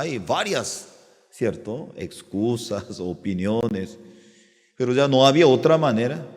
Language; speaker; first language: Spanish; non-native, learner; Korean